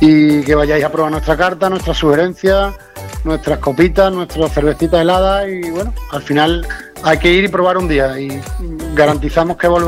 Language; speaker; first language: Spanish; native; Spanish